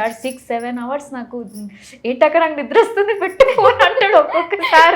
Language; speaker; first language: Telugu; non-native, fluent; Odia